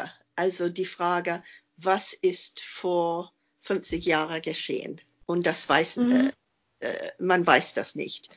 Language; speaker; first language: German; non-native, fluent; English